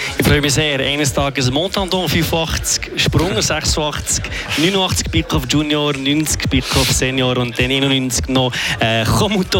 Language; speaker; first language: German; native; German